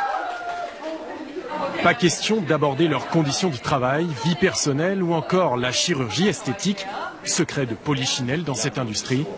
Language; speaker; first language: French; native; French